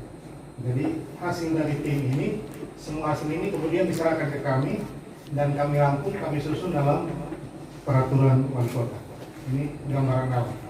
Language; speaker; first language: Indonesian; native; Indonesian